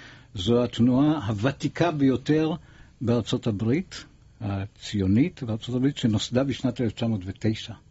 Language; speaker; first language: Hebrew; native; Hebrew